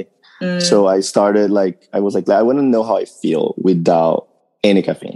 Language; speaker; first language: English; non-native, fluent; Portuguese